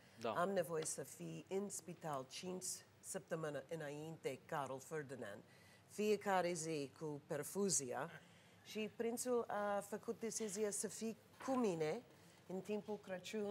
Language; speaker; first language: Romanian; non-native, learner; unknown